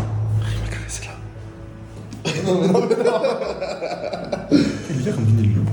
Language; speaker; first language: French; native; French